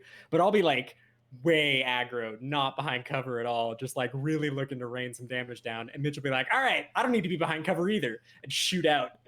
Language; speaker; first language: English; native; English